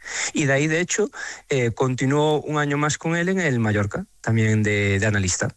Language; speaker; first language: Spanish; native; Spanish